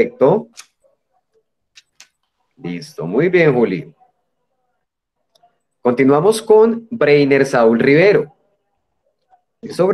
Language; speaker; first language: Spanish; native; Spanish